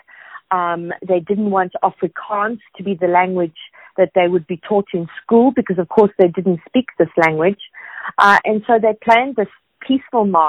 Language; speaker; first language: English; native; English